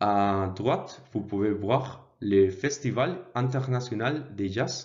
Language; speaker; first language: French; non-native, learner; Spanish